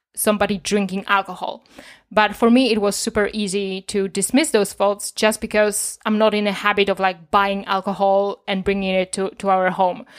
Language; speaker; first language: English; non-native, fluent; Polish